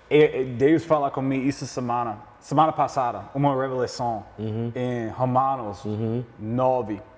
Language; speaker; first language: Portuguese; non-native, learner; English